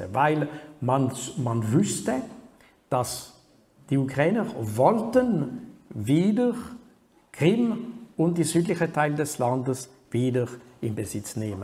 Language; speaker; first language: German; non-native, fluent; French